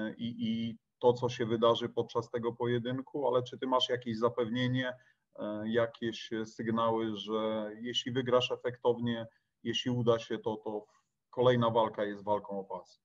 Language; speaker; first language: Polish; native; Polish